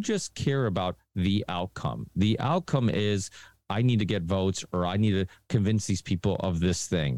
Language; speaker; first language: English; early bilingual, other home language; Portuguese